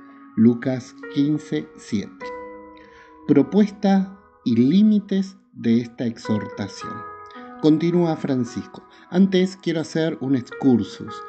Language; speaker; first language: Spanish; native; Spanish